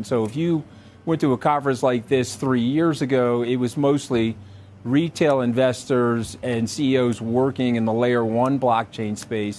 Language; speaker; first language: English; native; English